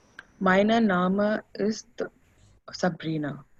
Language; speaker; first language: German; non-native, learner; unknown